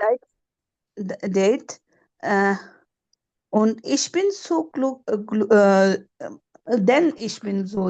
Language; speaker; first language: German; non-native, learner; Hindi